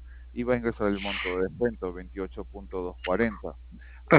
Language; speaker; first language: Spanish; native; Spanish